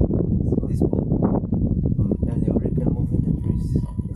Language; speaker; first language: English; non-native, learner; Spanish